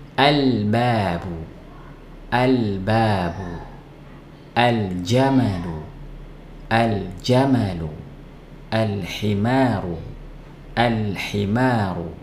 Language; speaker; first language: Arabic; non-native, fluent; Indonesian